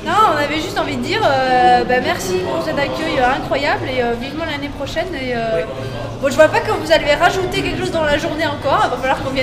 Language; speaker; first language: French; native; French